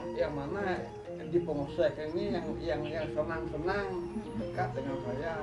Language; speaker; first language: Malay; non-native, local second language; Balinese